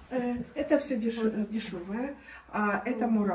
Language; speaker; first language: Russian; native; Russian